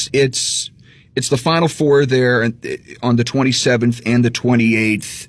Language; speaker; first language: English; native; English